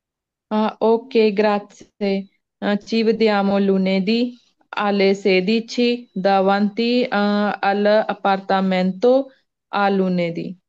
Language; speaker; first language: Italian; non-native, learner; Punjabi